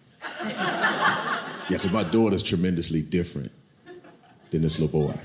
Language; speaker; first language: English; native; English